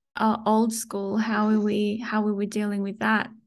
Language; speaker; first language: English; native; English